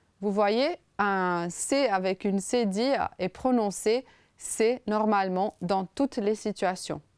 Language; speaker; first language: French; non-native, fluent; Romanian